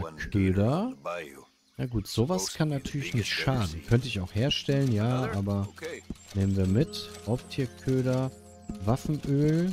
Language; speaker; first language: German; native; German